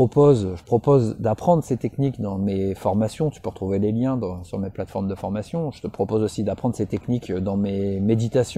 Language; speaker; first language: French; native; French